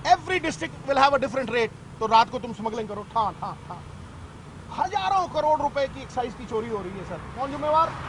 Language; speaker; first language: Hindi; non-native, local second language; Punjabi